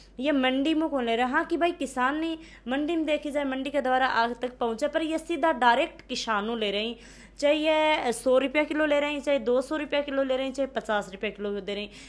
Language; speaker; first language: Hindi; native; Hindi